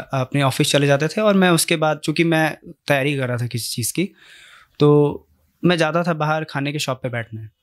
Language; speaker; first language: Hindi; native; Hindi